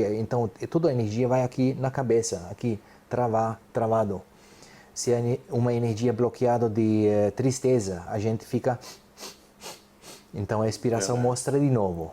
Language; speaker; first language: Portuguese; non-native, fluent; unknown